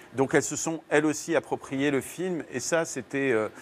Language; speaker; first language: French; native; French